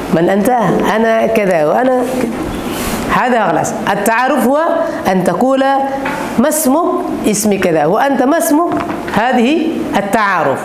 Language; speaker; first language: Arabic; non-native, fluent; Indonesian